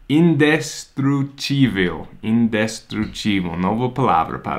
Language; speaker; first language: Portuguese; non-native, fluent; English